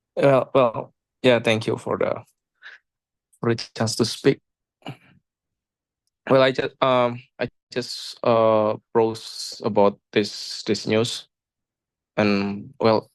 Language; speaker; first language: English; non-native, local second language; Indonesian